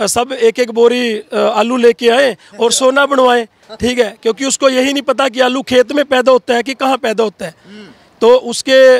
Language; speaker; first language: Hindi; native; Hindi